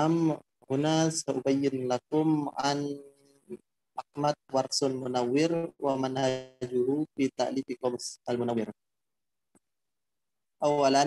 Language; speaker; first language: Arabic; non-native, learner; Indonesian